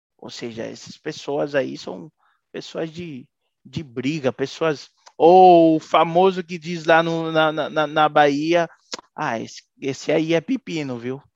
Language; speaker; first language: Portuguese; non-native, fluent; Haitian Creole